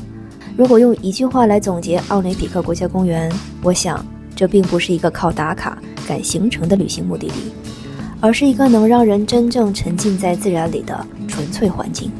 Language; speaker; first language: Chinese; native; Chinese